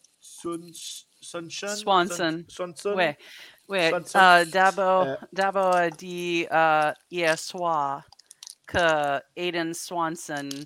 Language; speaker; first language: French; non-native, learner; English